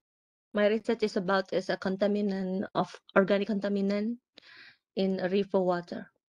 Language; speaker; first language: English; non-native, learner; Indonesian